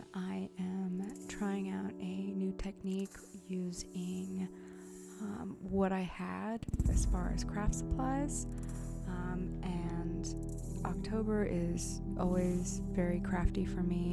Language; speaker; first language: English; native; English